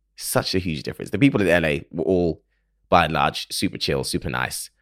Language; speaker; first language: English; native; English